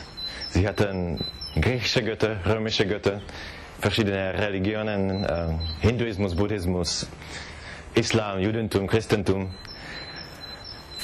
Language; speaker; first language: German; non-native, fluent; Czech